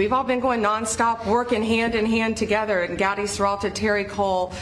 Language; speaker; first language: English; native; English